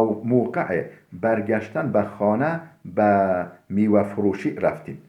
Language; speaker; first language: Persian; non-native, fluent; Turkish